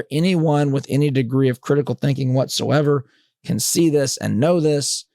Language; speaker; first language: English; native; English